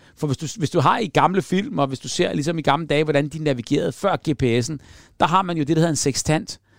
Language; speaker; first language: Danish; native; Danish